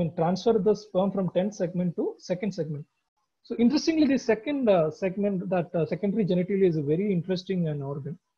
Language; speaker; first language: English; non-native, local second language; Malayalam